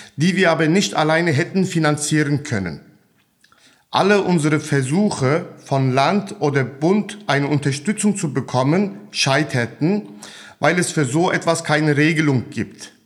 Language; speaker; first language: German; native; German